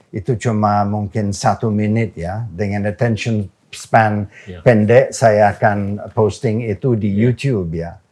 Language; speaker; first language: Indonesian; non-native, fluent; English